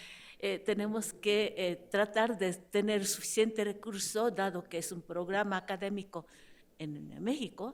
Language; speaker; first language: Spanish; non-native, fluent; Japanese